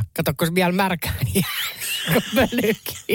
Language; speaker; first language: Finnish; native; Finnish